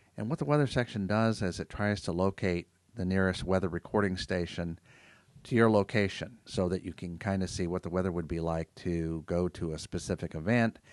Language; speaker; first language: English; native; English